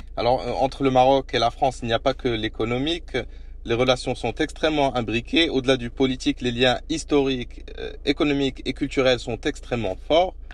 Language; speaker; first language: French; non-native, local second language; Arabic